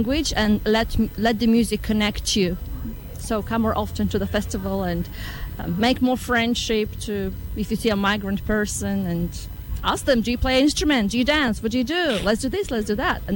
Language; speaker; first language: English; non-native, fluent; Romanian